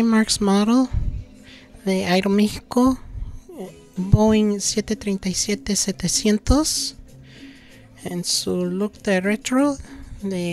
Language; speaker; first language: Spanish; early bilingual, heritage; Spanish